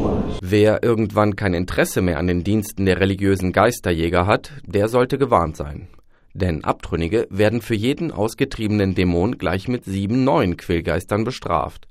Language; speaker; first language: German; native; German